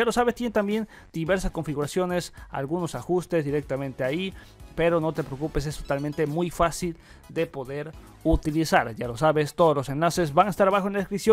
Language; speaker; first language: Spanish; native; Spanish